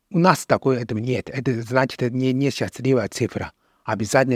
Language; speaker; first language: Russian; non-native, learner; Chinese